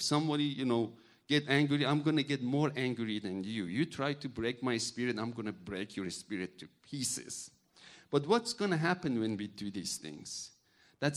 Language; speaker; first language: English; non-native, fluent; Persian